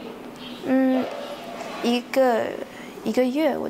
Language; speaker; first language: Chinese; early bilingual, heritage; Chinese